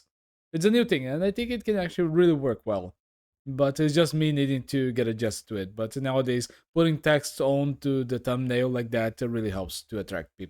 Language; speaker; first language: English; non-native, fluent; Portuguese